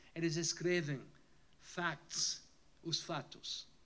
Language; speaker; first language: Portuguese; non-native, fluent; French